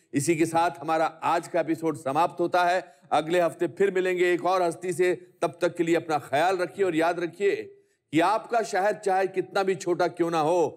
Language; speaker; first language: Hindi; native; Hindi